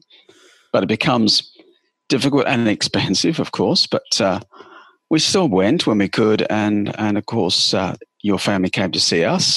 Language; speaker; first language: English; native; English